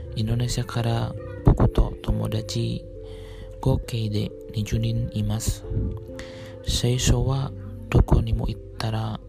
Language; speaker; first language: Japanese; non-native, fluent; Indonesian